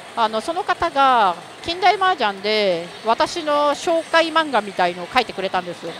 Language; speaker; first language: Japanese; native; Japanese